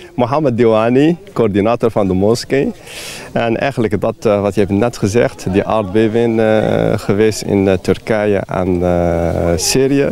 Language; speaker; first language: Dutch; non-native, fluent; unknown